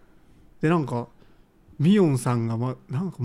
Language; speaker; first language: Japanese; native; Japanese